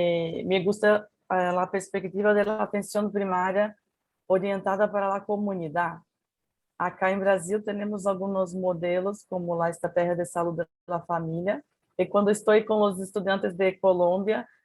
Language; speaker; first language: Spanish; non-native, learner; Portuguese